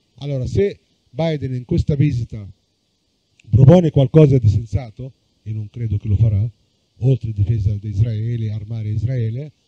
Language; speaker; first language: Italian; non-native, fluent; Arabic